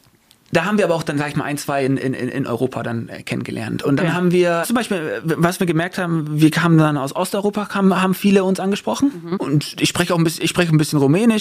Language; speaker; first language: German; native; German